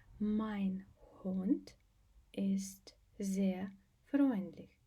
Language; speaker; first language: German; non-native, fluent; Ukrainian